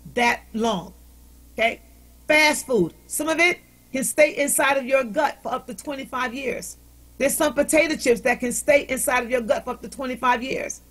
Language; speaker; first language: English; native; English